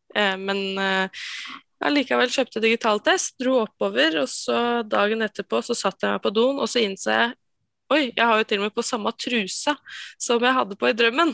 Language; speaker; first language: Norwegian; native; Norwegian